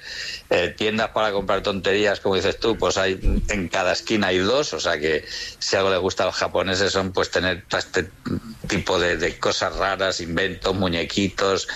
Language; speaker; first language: Spanish; native; Spanish